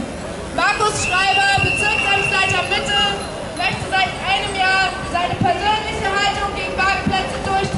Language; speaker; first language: German; native; German